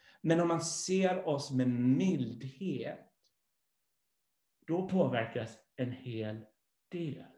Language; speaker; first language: Swedish; non-native, fluent; English